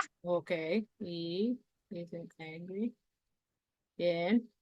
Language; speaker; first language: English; non-native, fluent; Spanish